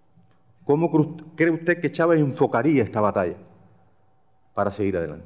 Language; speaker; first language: Spanish; native; Spanish